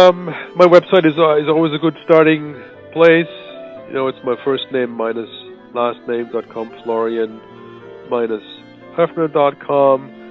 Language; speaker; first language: English; non-native, fluent; German